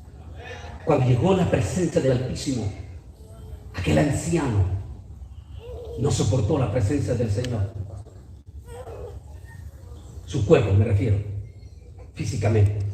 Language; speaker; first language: Spanish; native; Spanish